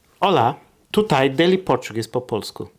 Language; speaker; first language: Polish; non-native, learner; Portuguese